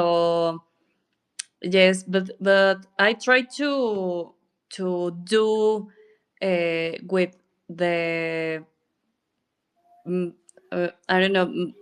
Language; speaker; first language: English; non-native, learner; Spanish